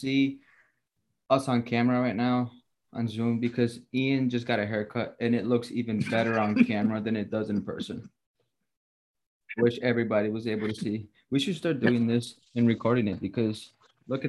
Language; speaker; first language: English; non-native, fluent; Spanish